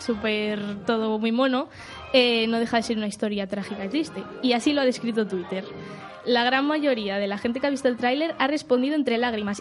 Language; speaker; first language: Spanish; native; Spanish